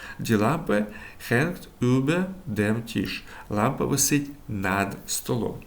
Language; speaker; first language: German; non-native, learner; Ukrainian